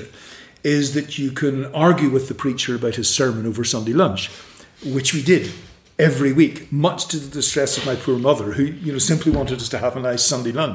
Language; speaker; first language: English; native; English